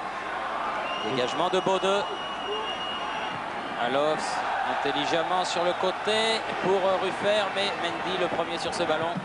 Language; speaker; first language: French; native; French